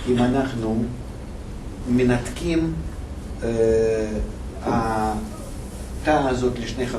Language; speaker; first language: Hebrew; non-native, fluent; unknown